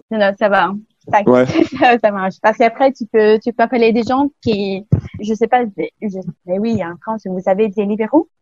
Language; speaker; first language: French; non-native, fluent; Italian